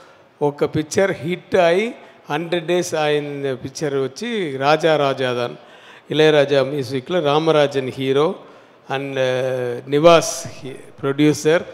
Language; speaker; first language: Telugu; non-native, learner; Tamil